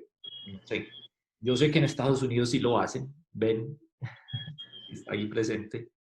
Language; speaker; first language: Spanish; native; Spanish